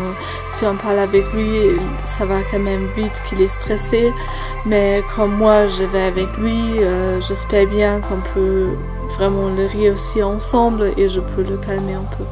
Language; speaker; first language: French; non-native, fluent; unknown